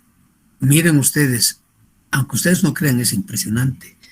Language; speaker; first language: Spanish; native; Spanish